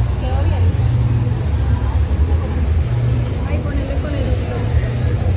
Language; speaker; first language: Spanish; native; Spanish